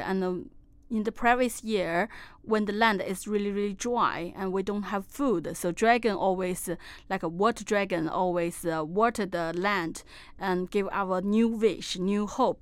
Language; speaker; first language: English; non-native, fluent; Chinese